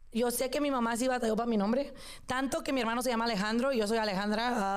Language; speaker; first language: Spanish; early bilingual, other home language; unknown